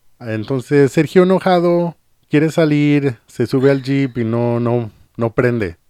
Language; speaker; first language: Spanish; early bilingual, heritage; Spanish